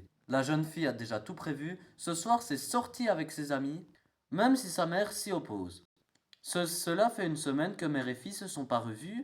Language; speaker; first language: French; native; French